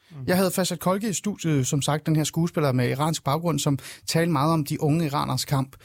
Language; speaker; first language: Danish; early bilingual, other home language; Persian